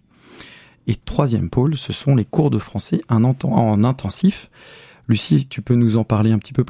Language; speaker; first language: French; native; French